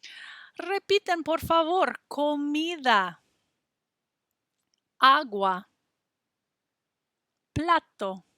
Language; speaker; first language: Spanish; non-native, fluent; English